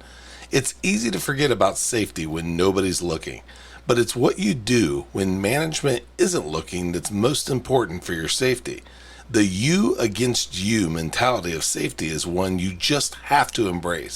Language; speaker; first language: English; native; English